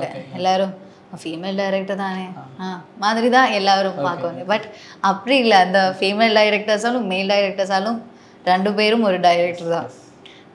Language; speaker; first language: Tamil; non-native, learner; Malayalam